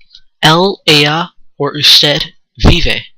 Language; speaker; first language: Spanish; non-native, learner; English